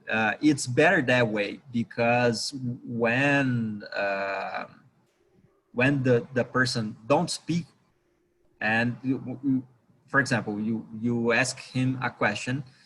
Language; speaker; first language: English; non-native, learner; Portuguese